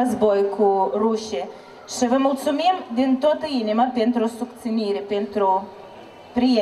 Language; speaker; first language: Romanian; non-native, learner; Ukrainian